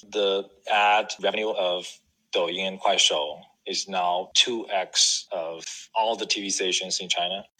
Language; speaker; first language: English; non-native, fluent; Chinese